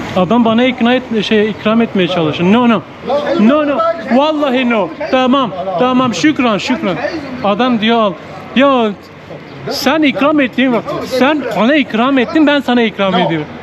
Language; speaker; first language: Turkish; native; Turkish